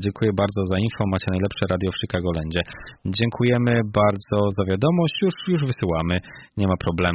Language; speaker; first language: Polish; native; Polish